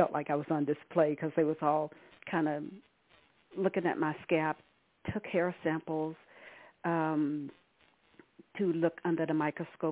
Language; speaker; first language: English; native; English